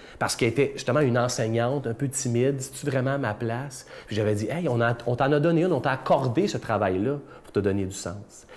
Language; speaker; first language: French; native; French